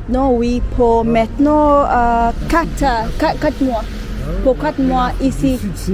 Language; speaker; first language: French; non-native, learner; Zulu